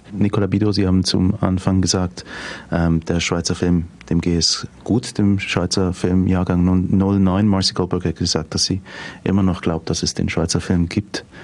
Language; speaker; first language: German; native; German